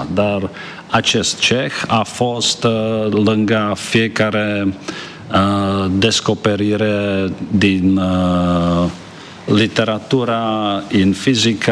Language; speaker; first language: Romanian; non-native, learner; Czech